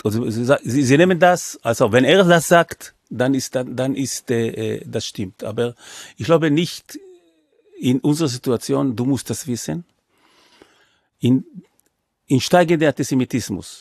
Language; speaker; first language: German; non-native, fluent; Hebrew